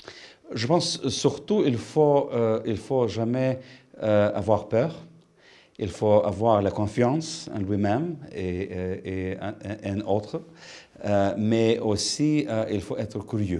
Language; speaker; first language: French; non-native, fluent; Lithuanian